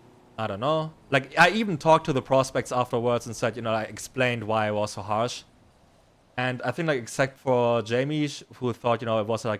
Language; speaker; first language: English; non-native, fluent; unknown